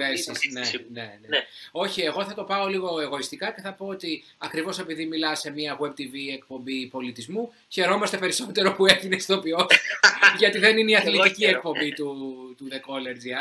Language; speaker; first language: Greek; native; Greek